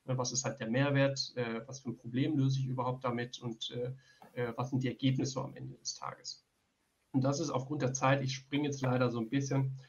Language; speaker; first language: German; native; German